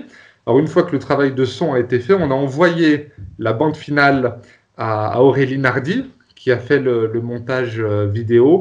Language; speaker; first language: French; native; French